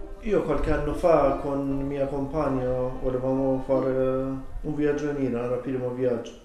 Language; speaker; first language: Italian; non-native, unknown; Persian